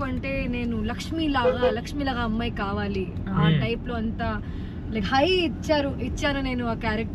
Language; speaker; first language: Telugu; non-native, fluent; Hindi